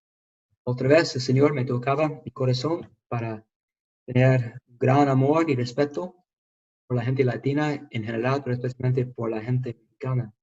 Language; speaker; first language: Spanish; non-native, fluent; English